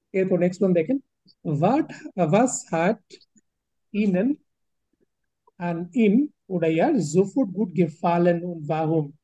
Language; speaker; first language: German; non-native, fluent; Bangla